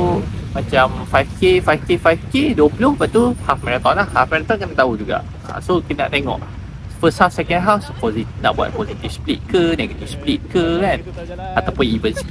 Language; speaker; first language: Malay; native; Malay